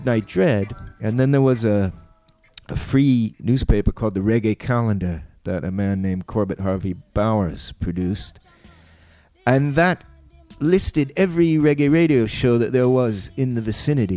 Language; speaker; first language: English; native; English